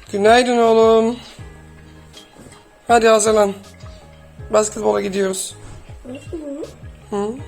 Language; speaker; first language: Turkish; early bilingual, heritage; Turkish